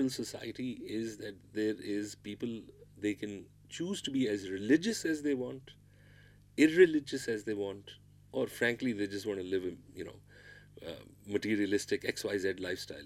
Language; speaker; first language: English; non-native, local second language; Pashto